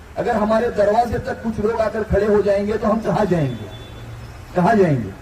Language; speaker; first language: Hindi; non-native, local second language; Marathi